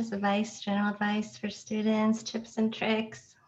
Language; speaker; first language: English; native; English